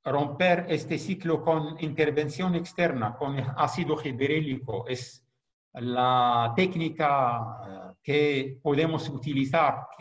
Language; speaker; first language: Spanish; non-native, fluent; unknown